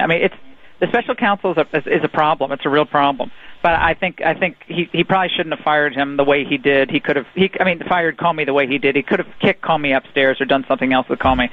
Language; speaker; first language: English; native; English